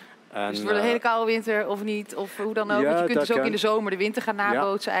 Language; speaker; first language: Dutch; native; Dutch